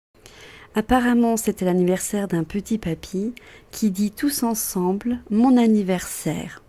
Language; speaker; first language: French; native; French